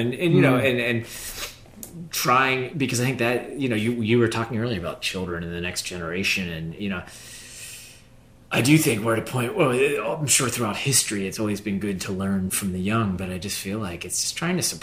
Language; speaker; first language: English; native; English